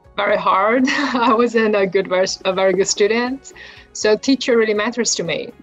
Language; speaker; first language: English; non-native, fluent; Chinese